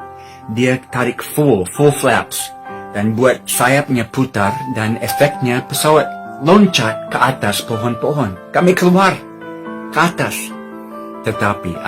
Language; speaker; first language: Indonesian; non-native, fluent; English